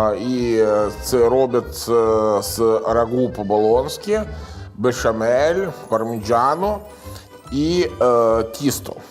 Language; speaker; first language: Ukrainian; non-native, learner; Italian